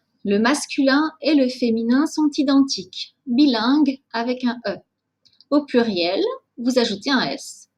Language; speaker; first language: French; native; French